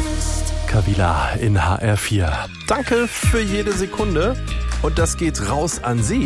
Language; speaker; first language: German; native; German